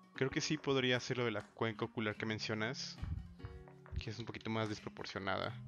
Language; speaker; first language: Spanish; native; Spanish